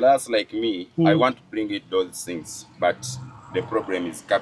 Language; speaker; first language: English; non-native, local second language; Ganda